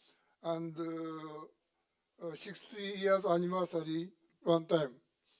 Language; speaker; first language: English; non-native, learner; Japanese